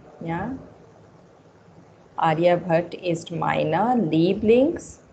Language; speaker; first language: German; non-native, fluent; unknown